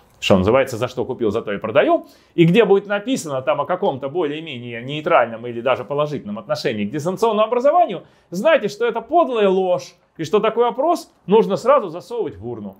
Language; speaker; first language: Russian; native; Russian